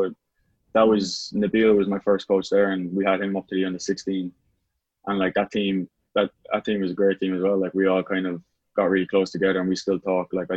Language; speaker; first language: English; native; English